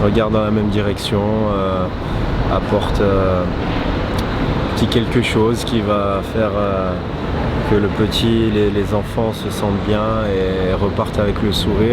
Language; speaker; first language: French; native; French